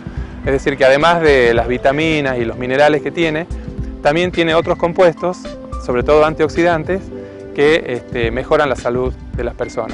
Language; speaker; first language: Spanish; native; Spanish